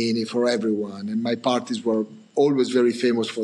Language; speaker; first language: English; non-native, fluent; Italian